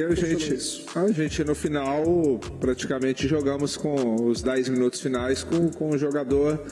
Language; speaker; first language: Portuguese; native; Portuguese